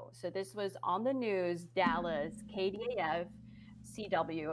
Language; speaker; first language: English; non-native, fluent; Dutch